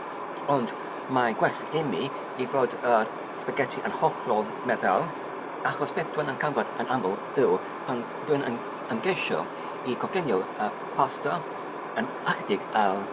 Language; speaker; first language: Welsh; non-native, learner; Polish